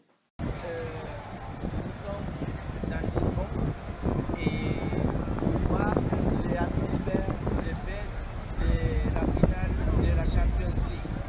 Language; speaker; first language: French; non-native, learner; Spanish